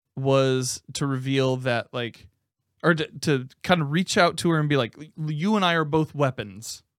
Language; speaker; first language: English; native; English